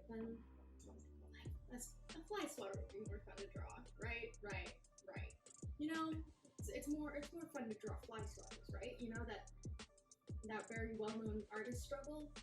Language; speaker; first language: English; native; English